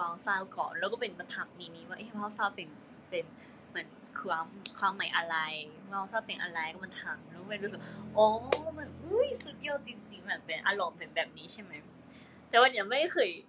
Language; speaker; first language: Thai; non-native, fluent; Japanese